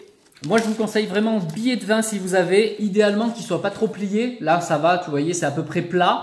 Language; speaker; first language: French; native; French